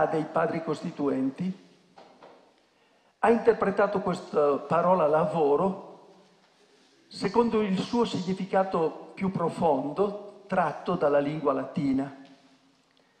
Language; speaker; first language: Italian; native; Italian